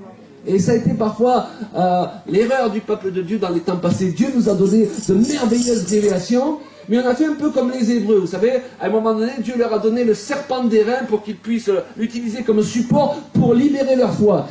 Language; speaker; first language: French; native; French